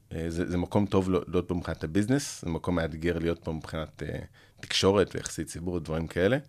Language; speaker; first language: Hebrew; early bilingual, other home language; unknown